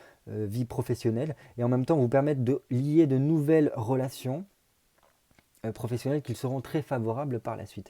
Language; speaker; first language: French; native; French